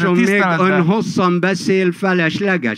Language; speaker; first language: Hungarian; non-native, fluent; Arabic